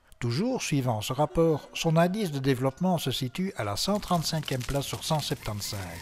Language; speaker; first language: French; native; French